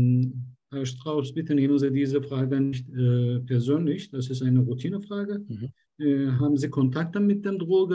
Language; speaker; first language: German; non-native, learner; Turkish